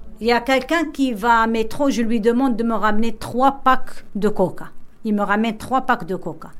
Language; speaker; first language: French; non-native, local second language; Arabic